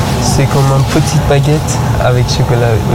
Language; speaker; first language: French; non-native, learner; Persian